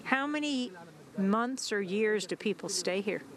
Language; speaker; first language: English; native; English